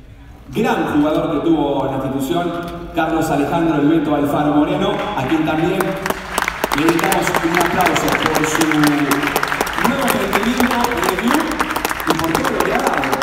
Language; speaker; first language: Spanish; native; Spanish